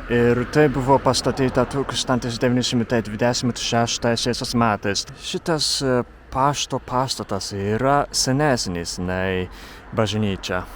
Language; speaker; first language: Lithuanian; non-native, learner; Japanese